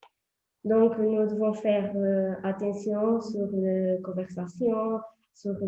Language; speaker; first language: French; non-native, learner; Portuguese